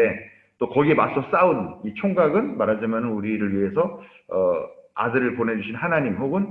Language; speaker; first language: Korean; native; Korean